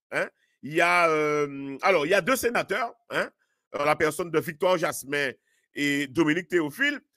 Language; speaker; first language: French; native; French